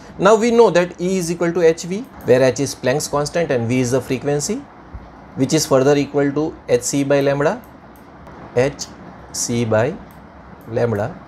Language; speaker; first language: English; non-native, local second language; Gujarati